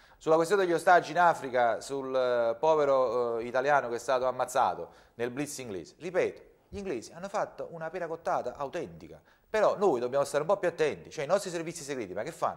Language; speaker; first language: Italian; native; Italian